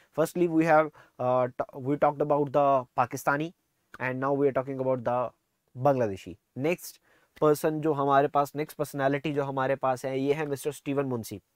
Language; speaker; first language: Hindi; non-native, local second language; Punjabi